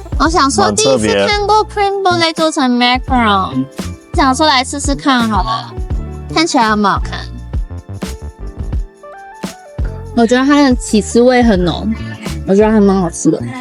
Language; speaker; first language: Chinese; native; Chinese